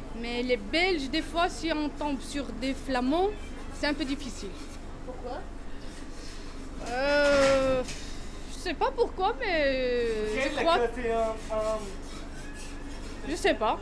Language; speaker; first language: French; non-native, local second language; Arabic